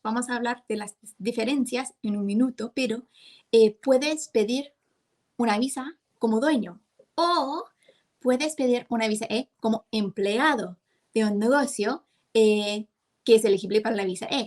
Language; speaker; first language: Spanish; non-native, fluent; English